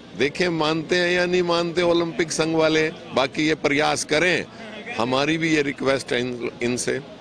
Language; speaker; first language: Hindi; native; Hindi